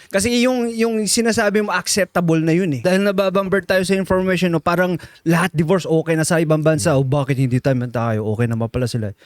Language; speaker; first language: Filipino; native; Filipino